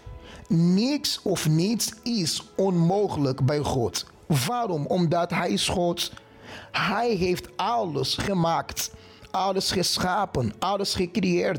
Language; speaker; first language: Dutch; non-native, fluent; Portuguese